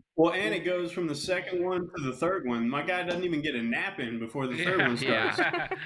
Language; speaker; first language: English; native; English